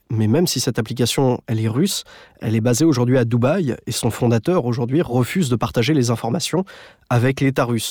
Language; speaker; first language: French; native; French